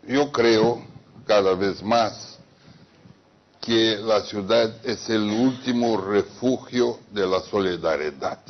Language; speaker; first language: Spanish; non-native, fluent; Portuguese